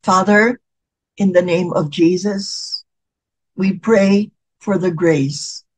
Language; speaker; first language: English; non-native, local second language; Filipino